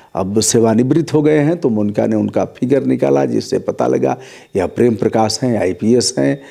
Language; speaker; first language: Hindi; native; Hindi